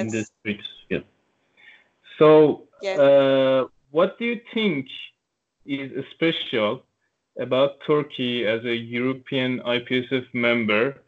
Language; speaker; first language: English; non-native, local second language; Turkish